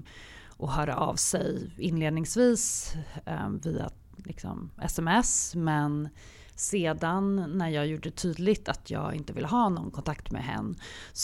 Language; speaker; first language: Swedish; native; Swedish